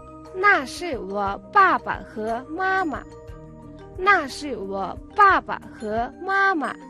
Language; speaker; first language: Chinese; non-native, fluent; Mongolian